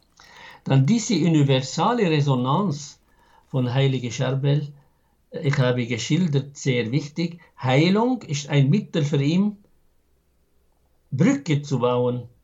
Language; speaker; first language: German; non-native, fluent; Arabic